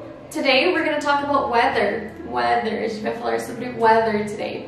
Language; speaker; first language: English; non-native, fluent; Portuguese